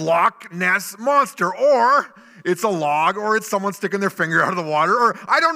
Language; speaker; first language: English; native; English